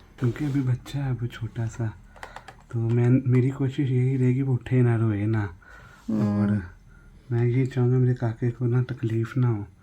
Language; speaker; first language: Urdu; non-native, local second language; Punjabi